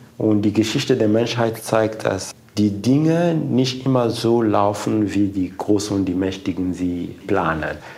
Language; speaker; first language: German; non-native, fluent; Lingala